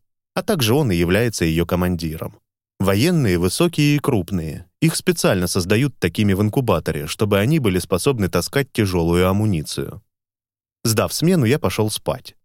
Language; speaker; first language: Russian; native; Russian